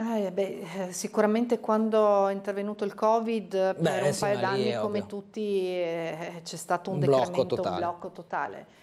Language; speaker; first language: Italian; native; Italian